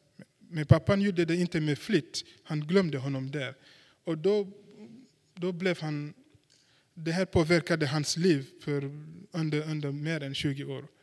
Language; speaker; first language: Swedish; non-native, fluent; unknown